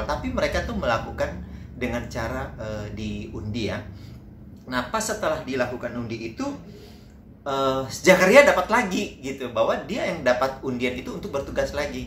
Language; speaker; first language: Indonesian; native; Indonesian